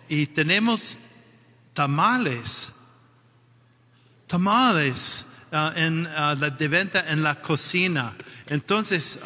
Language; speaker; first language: Spanish; non-native, fluent; English